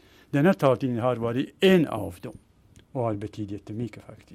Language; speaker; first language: Swedish; non-native, fluent; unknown